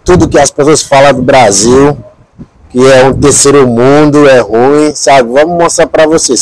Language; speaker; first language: Portuguese; non-native, learner; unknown